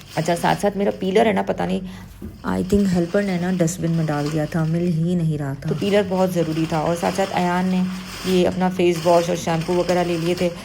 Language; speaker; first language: Urdu; native; Urdu